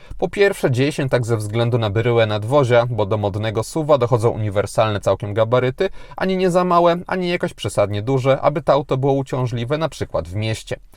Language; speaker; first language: Polish; native; Polish